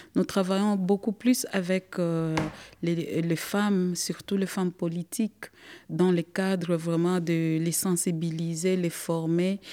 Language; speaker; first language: French; non-native, local second language; Swahili